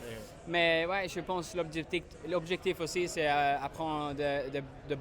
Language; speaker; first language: French; non-native, learner; Swedish